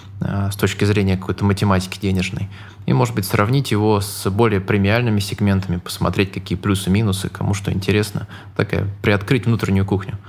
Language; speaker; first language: Russian; native; Russian